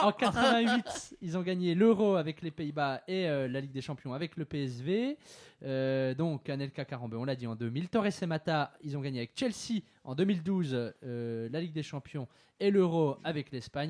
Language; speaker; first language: French; native; French